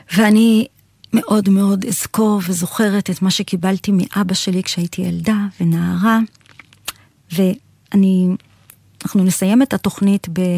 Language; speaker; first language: Hebrew; native; Hebrew